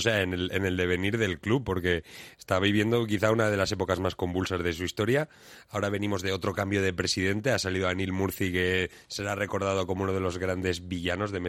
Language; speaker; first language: Spanish; native; Spanish